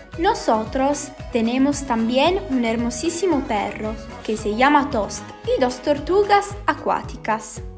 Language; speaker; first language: Spanish; non-native, learner; Italian